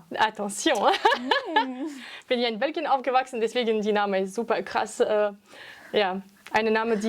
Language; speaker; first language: German; non-native, fluent; French